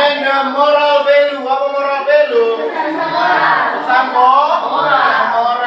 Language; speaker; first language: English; non-native, fluent; Indonesian